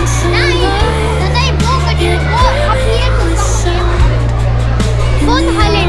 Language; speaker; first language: German; early bilingual, other home language; Tibetan